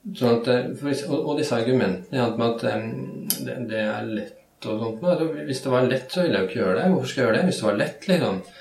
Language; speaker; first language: Norwegian; native; Norwegian